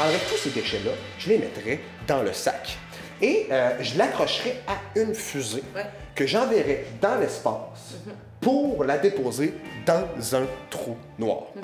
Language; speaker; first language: French; native; French